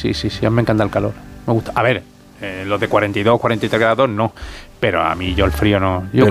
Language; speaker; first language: Spanish; native; Spanish